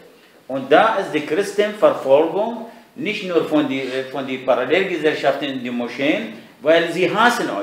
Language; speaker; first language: German; non-native, fluent; Arabic